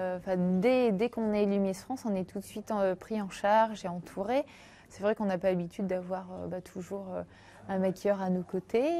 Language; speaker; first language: French; native; French